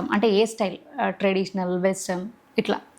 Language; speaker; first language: Telugu; native; Telugu